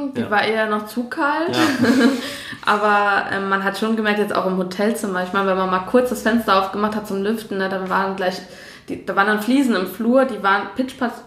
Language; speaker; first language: German; native; German